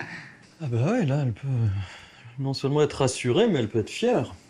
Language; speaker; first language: French; native; French